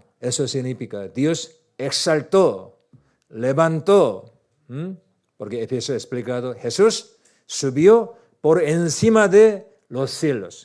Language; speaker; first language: Spanish; non-native, learner; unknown